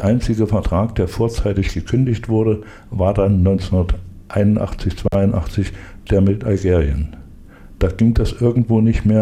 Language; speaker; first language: German; native; German